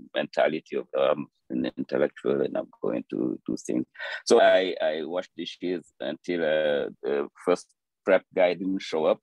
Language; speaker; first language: English; non-native, fluent; French